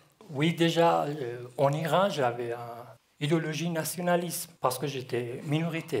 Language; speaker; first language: French; non-native, learner; Kurdish